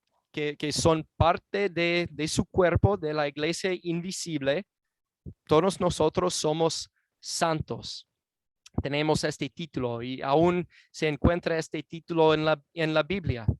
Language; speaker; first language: Spanish; non-native, fluent; English